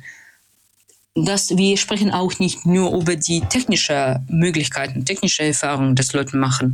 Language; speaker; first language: German; non-native, fluent; Russian